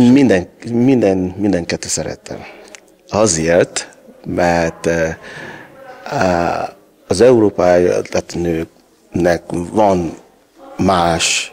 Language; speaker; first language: Hungarian; non-native, learner; Yoruba